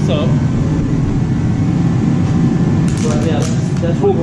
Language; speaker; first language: English; native; English